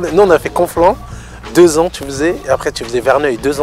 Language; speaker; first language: French; native; French